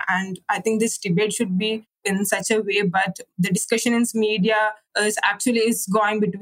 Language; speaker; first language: English; non-native, local second language; Malayalam